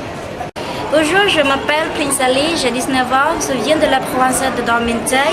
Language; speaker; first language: French; non-native, learner; Khmer